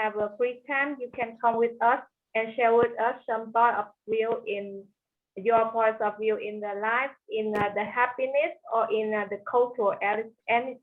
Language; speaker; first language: English; non-native, learner; Vietnamese